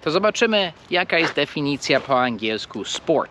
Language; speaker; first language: Polish; non-native, fluent; English